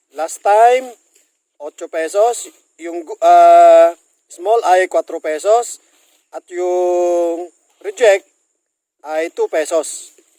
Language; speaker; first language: Filipino; native; Filipino